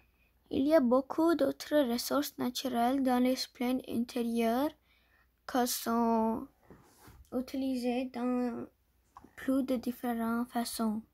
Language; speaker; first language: French; non-native, learner; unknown